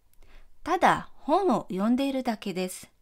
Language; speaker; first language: Japanese; non-native, fluent; Filipino